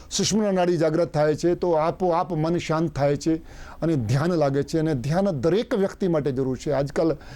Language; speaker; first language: Gujarati; non-native, local second language; Hindi